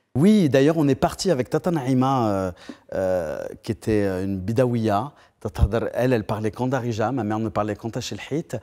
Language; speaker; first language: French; early bilingual, other home language; Tachelhit